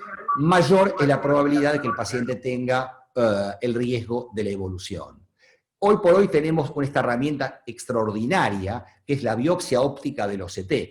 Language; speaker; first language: Spanish; native; Spanish